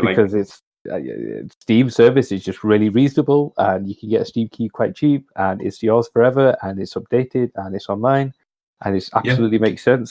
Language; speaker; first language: English; native; English